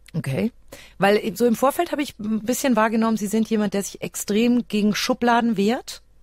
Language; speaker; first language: German; native; German